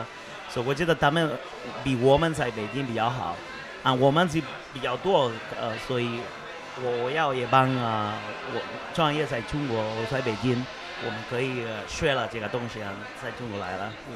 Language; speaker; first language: Chinese; non-native, fluent; Spanish